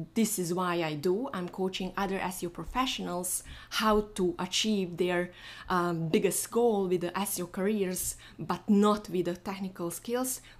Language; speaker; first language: English; non-native, fluent; Bosnian